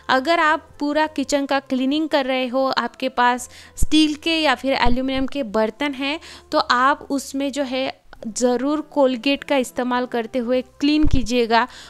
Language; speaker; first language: Hindi; non-native, local second language; Marathi